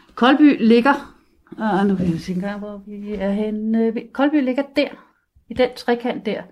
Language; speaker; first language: Danish; native; Danish